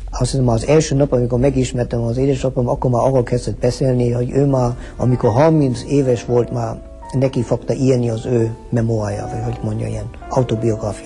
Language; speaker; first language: Hungarian; early bilingual, heritage; Hungarian